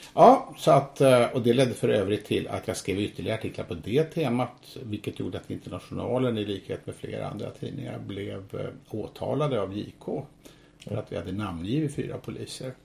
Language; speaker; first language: Swedish; native; Swedish